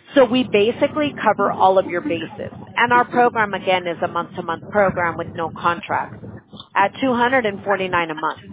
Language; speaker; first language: English; early bilingual, other home language; Spanish